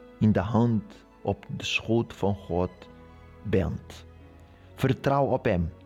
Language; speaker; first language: Dutch; non-native, learner; Portuguese